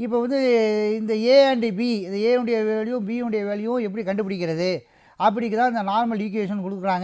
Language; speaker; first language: Tamil; native; Tamil